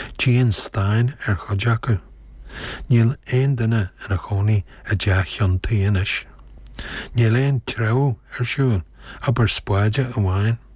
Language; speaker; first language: Irish; native; Irish